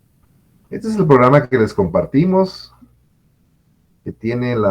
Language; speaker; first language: Spanish; native; Spanish